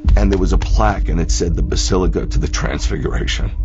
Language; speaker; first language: English; native; English